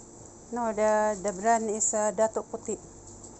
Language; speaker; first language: English; non-native, local second language; Filipino